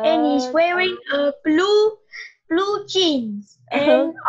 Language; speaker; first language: English; non-native, learner; Vietnamese